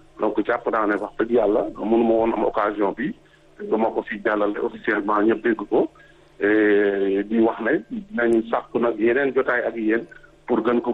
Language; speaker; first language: French; non-native, local second language; Wolof